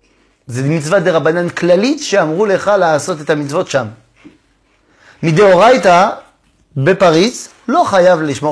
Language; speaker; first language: Hebrew; non-native, fluent; French